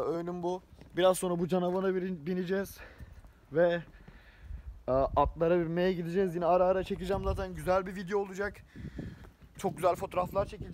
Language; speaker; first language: Turkish; native; Turkish